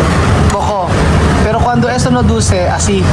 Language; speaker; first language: Spanish; non-native, learner; Filipino